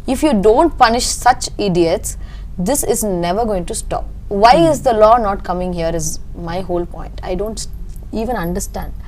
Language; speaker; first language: Telugu; early bilingual, heritage; Telugu